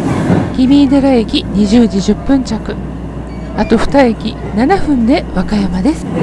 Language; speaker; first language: Japanese; native; Japanese